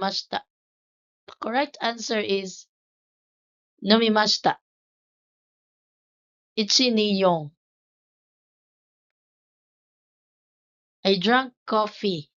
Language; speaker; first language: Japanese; non-native, fluent; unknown